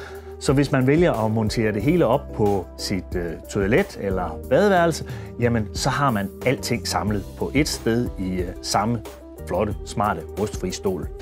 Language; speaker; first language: Danish; native; Danish